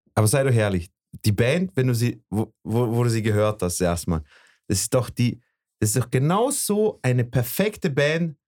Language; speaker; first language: German; early bilingual, other home language; Bosnian